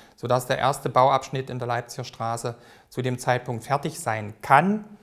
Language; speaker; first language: German; native; German